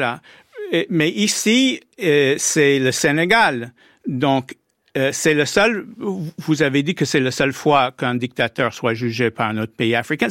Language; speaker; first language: French; non-native, fluent; English